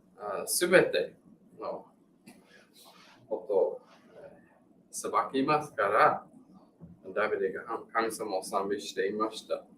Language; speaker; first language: Japanese; non-native, fluent; English